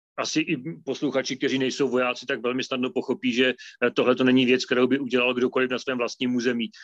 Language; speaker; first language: Czech; native; Czech